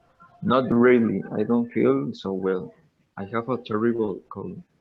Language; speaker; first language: English; non-native, learner; Spanish